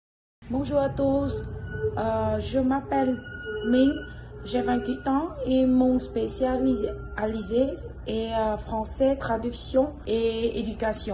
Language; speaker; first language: French; non-native, learner; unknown